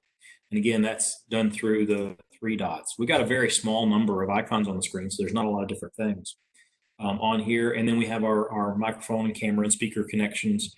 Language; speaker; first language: English; native; English